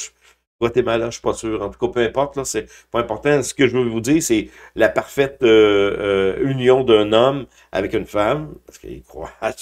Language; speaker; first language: French; native; French